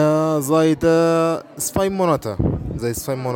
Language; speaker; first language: German; non-native, learner; Arabic